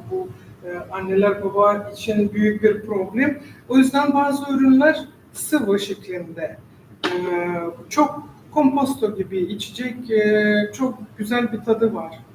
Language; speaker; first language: Turkish; non-native, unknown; Russian